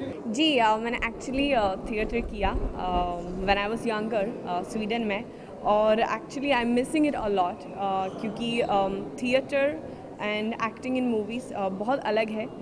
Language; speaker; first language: Hindi; non-native, fluent; Swedish